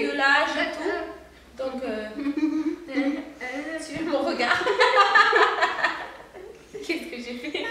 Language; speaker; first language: French; native; French